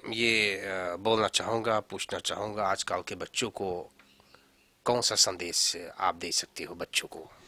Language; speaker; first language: Hindi; early bilingual, heritage; Hindi